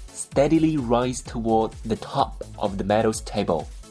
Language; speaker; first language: English; non-native, fluent; Chinese